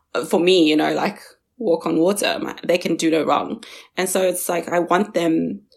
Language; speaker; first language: English; early bilingual, other home language; Chinese